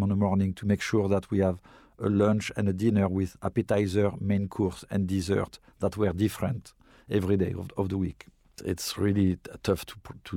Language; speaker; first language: English; non-native, fluent; French